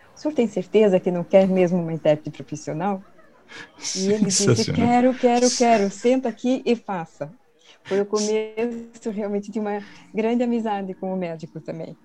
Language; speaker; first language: Portuguese; early bilingual, other home language; Swedish